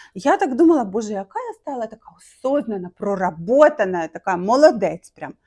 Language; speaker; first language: Ukrainian; non-native, local second language; Russian